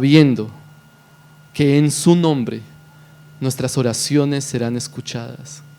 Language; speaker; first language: Spanish; native; Spanish